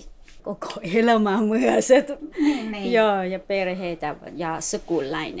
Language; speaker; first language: Finnish; non-native, learner; Thai